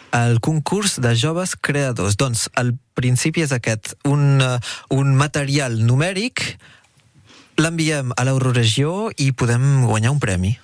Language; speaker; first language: Catalan; native; Catalan